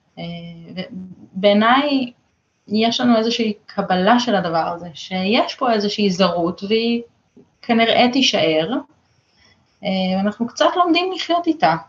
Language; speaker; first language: Hebrew; native; Hebrew